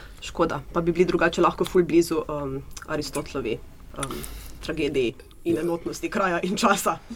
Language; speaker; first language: Slovenian; native; Slovenian